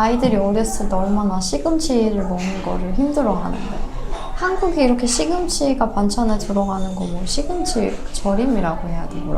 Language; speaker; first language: Korean; non-native, fluent; Persian